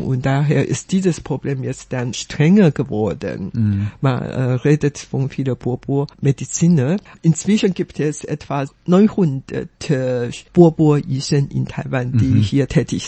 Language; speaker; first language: German; non-native, fluent; Chinese